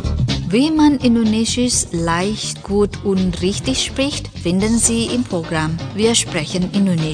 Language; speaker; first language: German; non-native, fluent; Indonesian